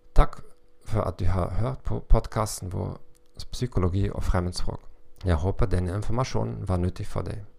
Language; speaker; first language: Norwegian; non-native, learner; German